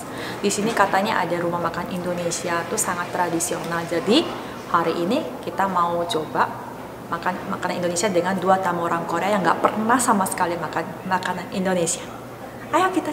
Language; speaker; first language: Indonesian; non-native, fluent; Korean